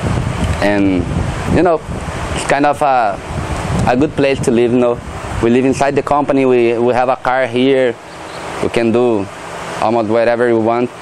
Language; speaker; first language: English; non-native, learner; Portuguese